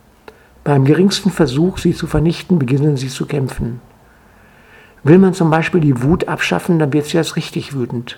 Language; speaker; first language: German; native; German